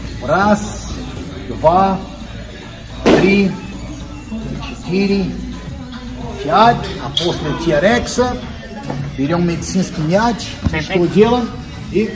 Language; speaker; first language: Russian; non-native, fluent; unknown